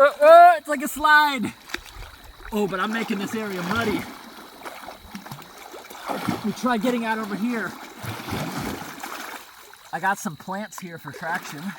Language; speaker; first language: English; native; English